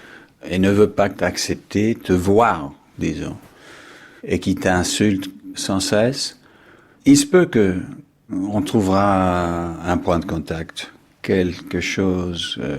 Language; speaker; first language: French; non-native, fluent; English